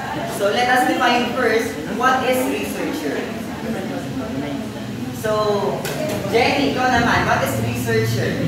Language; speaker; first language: English; non-native, local second language; Filipino